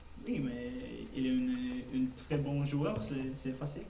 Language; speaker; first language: French; non-native, learner; Norwegian